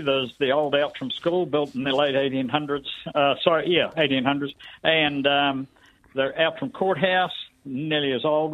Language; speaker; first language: English; native; English